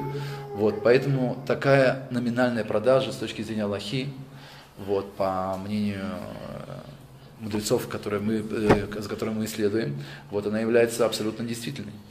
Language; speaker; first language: Russian; native; Russian